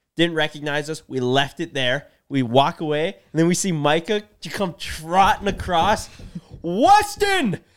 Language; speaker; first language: English; native; English